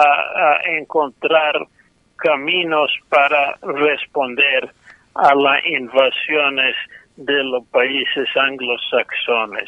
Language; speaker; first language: Spanish; non-native, fluent; English